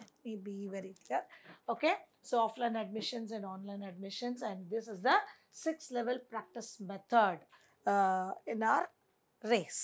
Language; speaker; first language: English; non-native, local second language; Tamil